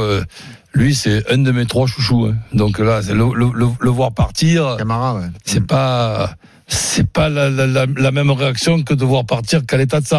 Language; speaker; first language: French; native; French